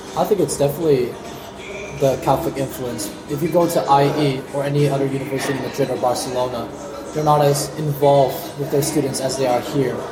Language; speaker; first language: English; native; English